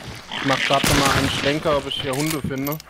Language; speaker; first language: German; native; German